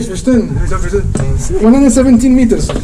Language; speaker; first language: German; non-native, learner; Portuguese